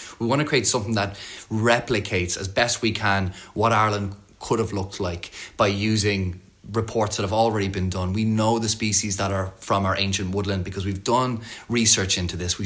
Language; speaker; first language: English; native; English